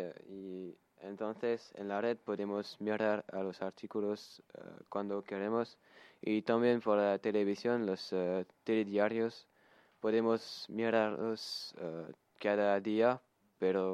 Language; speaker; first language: Spanish; non-native, learner; French